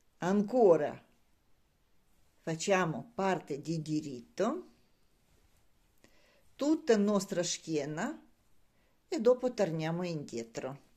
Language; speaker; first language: Italian; non-native, learner; Russian